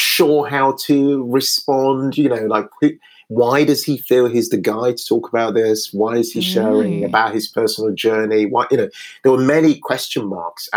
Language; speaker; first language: English; non-native, local second language; Yoruba